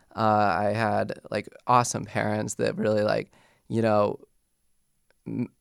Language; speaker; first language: English; native; English